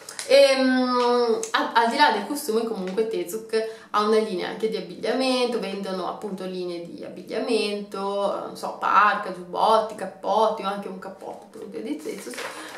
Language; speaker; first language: Italian; native; Italian